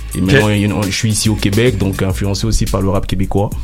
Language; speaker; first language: French; native; French